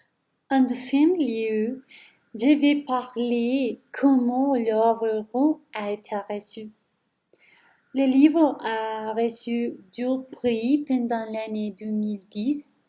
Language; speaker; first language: French; non-native, learner; Spanish